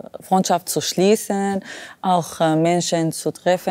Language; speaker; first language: German; non-native, learner; Arabic